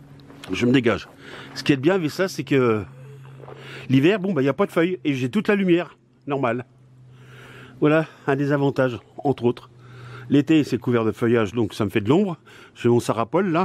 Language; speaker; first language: French; native; French